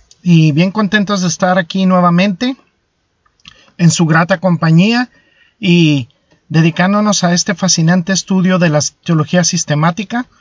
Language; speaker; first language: Spanish; native; Spanish